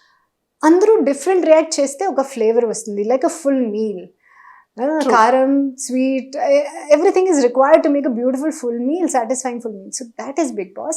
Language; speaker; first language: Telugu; non-native, local second language; Hindi